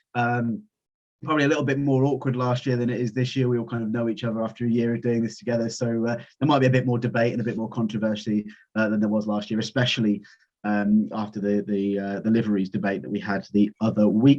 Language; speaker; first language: English; native; English